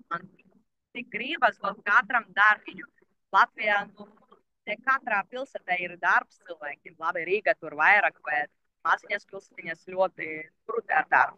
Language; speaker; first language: Latvian; non-native, local second language; Russian